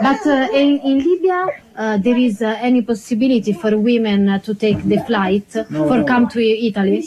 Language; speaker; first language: English; non-native, learner; Italian